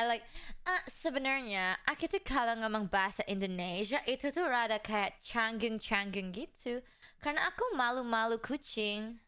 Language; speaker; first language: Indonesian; early bilingual, heritage; English